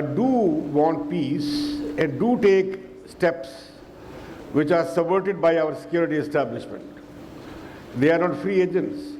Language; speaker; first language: English; non-native, local second language; Urdu